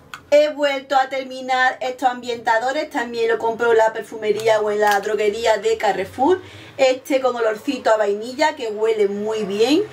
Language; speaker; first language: Spanish; native; Spanish